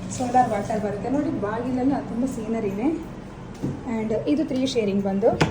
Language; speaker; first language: Kannada; non-native, local second language; Tulu